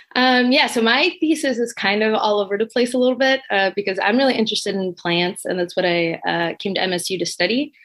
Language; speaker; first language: English; non-native, fluent; Portuguese